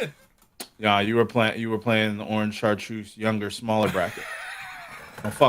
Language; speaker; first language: English; native; English